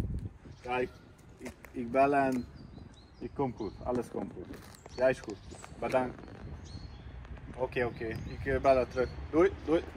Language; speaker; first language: Dutch; non-native, learner; Hungarian